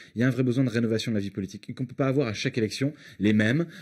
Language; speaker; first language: French; native; French